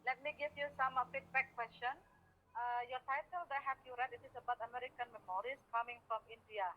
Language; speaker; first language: English; non-native, fluent; Indonesian